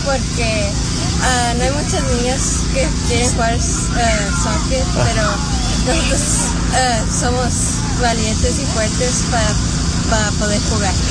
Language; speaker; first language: Spanish; early bilingual, heritage; Spanish